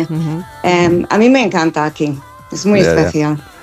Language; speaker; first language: Spanish; non-native, fluent; English